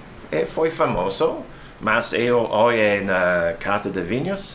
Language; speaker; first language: Portuguese; non-native, learner; English